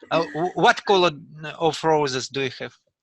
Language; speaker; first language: English; non-native, learner; Russian